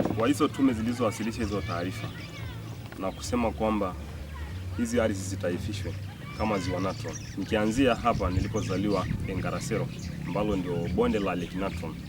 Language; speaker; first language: Swahili; non-native, local second language; Masai